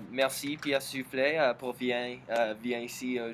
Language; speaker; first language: French; non-native, learner; English